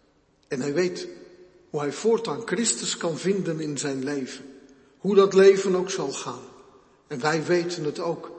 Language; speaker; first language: Dutch; native; Dutch